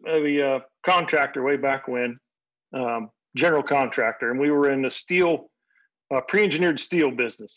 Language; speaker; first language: English; native; English